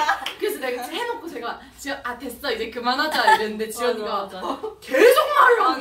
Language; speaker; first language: Korean; native; Korean